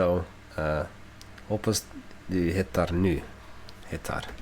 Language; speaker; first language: Swedish; non-native, learner; English